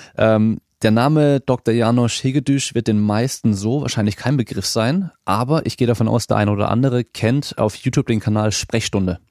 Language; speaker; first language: German; native; German